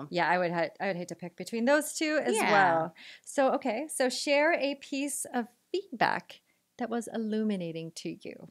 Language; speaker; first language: English; native; English